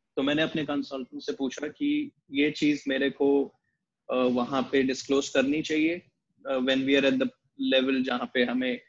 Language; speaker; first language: Hindi; native; Hindi